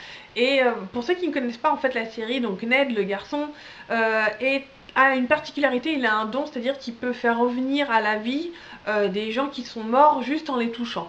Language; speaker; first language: French; native; French